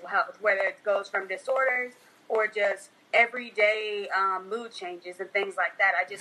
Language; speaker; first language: English; native; English